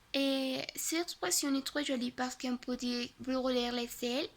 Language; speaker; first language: French; non-native, learner; Spanish